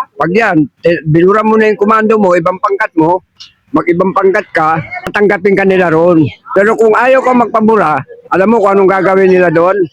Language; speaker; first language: Filipino; native; Filipino